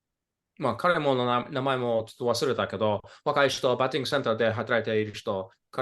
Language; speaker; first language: Japanese; non-native, fluent; English